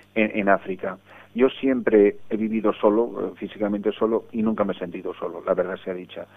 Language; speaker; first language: Spanish; early bilingual, other home language; English